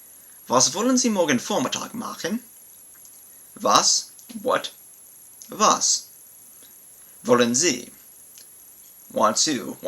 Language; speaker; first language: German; non-native, learner; English